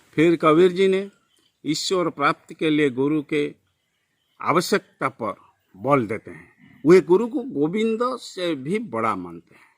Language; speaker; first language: Hindi; non-native, local second language; Odia